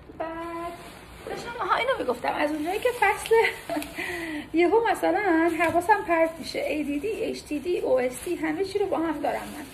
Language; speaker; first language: Persian; early bilingual, heritage; Persian